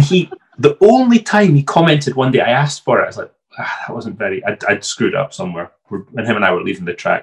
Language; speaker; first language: English; native; English